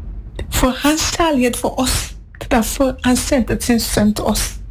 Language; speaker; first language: Swedish; non-native, learner; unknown